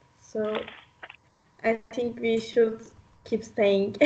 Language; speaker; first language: English; non-native, local second language; Turkish